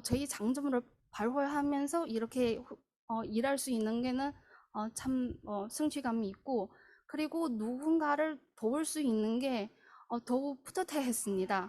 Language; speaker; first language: Korean; non-native, fluent; Chinese